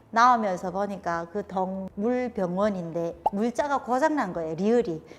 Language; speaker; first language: Korean; native; Korean